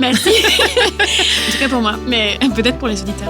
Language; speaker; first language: French; native; French